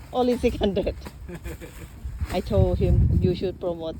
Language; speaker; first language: English; non-native, learner; Thai